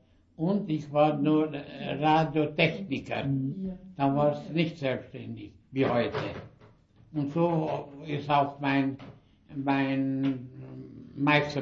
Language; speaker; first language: German; early bilingual, heritage; German